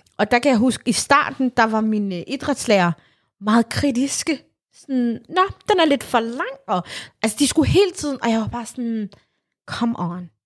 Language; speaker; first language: Danish; early bilingual, other home language; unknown